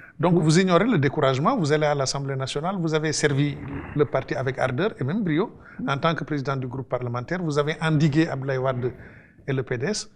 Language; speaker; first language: French; non-native, local second language; Wolof